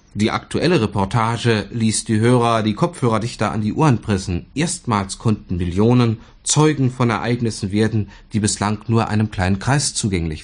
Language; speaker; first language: German; native; German